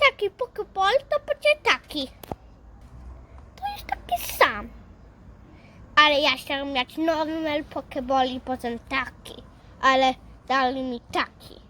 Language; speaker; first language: Polish; early bilingual, heritage; Polish